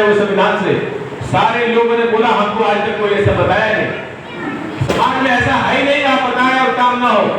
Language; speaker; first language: Hindi; native; Hindi